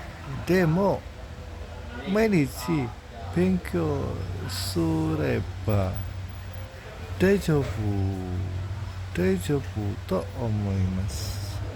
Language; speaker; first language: Japanese; non-native, learner; Indonesian